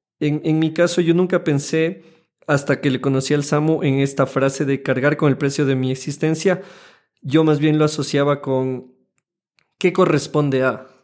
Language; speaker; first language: Spanish; native; Spanish